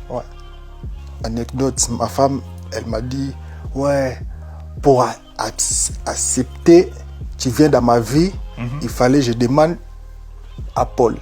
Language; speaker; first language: French; non-native, local second language; Lingala